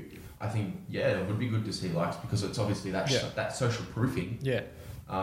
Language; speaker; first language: English; native; English